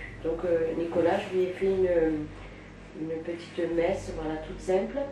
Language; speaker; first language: French; native; French